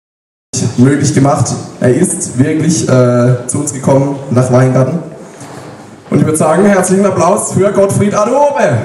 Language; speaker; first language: German; native; German